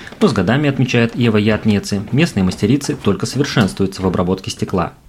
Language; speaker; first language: Russian; native; Russian